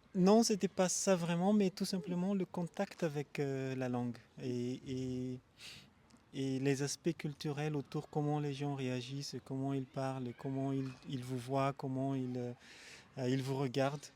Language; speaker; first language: French; non-native, local second language; Malagasy